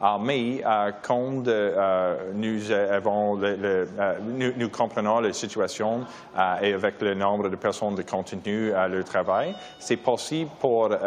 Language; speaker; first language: French; non-native, local second language; English